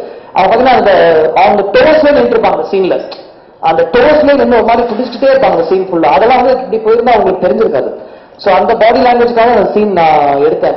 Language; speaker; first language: Tamil; native; Tamil